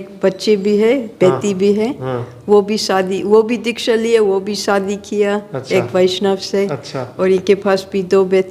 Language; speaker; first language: Hindi; non-native, fluent; English